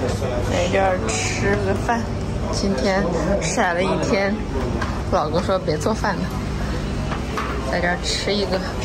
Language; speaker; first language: Chinese; native; Chinese